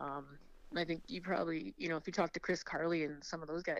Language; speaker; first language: English; native; English